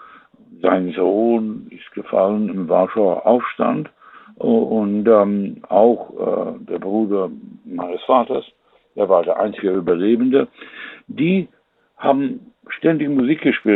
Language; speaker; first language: German; non-native, fluent; English